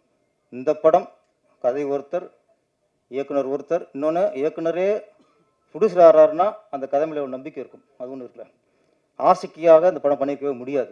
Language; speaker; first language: Tamil; native; Tamil